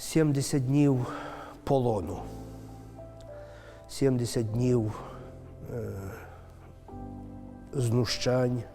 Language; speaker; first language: Ukrainian; native; Ukrainian